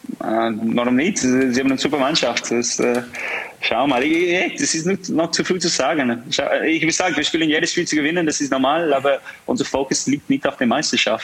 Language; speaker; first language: German; non-native, fluent; English